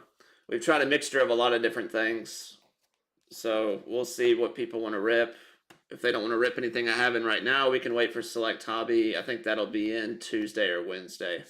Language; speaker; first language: English; native; English